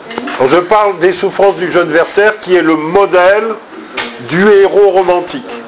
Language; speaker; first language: French; native; French